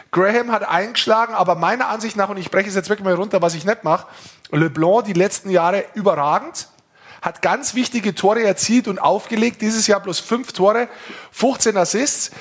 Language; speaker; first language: German; native; German